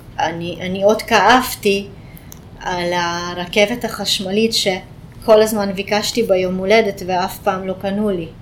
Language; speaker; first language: Hebrew; non-native, fluent; Hungarian